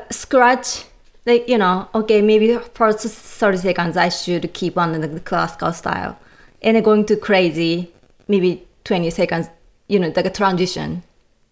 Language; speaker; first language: English; non-native, learner; Japanese